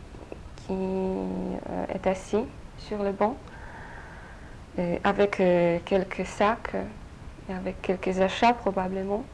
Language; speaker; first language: French; non-native, fluent; Polish